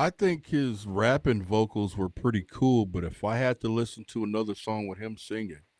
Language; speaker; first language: English; native; English